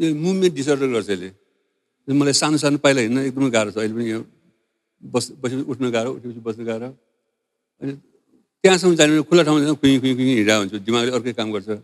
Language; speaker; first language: Nepali; non-native, local second language; Newari